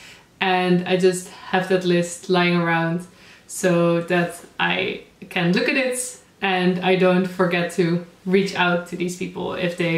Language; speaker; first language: English; non-native, fluent; Dutch